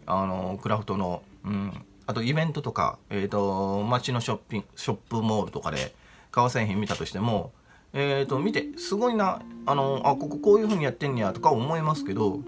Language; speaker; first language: Japanese; native; Japanese